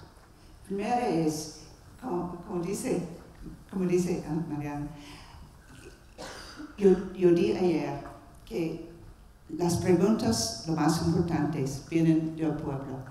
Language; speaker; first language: Spanish; non-native, learner; English